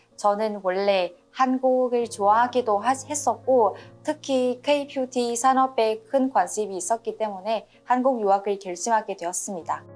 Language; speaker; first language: Korean; non-native, fluent; Vietnamese